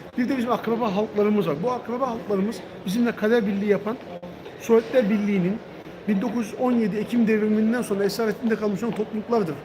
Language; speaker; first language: Turkish; native; Turkish